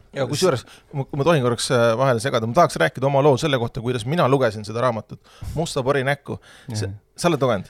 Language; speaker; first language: Estonian; native; Estonian